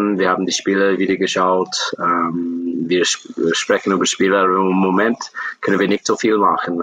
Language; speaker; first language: German; non-native, fluent; English